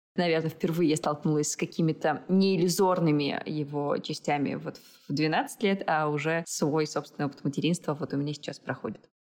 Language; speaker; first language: Russian; native; Russian